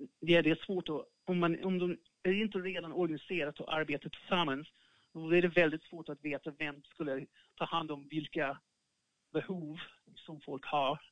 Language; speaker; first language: Swedish; non-native, fluent; English